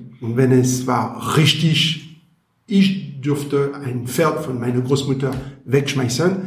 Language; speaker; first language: German; non-native, learner; French